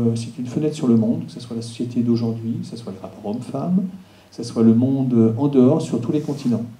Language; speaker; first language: French; native; French